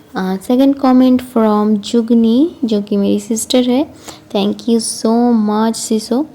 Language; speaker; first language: Hindi; non-native, local second language; Bangla